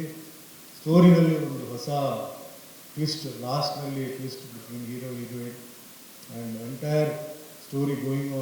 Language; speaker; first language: Kannada; non-native, fluent; Tulu